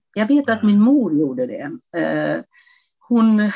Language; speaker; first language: Swedish; non-native, fluent; Italian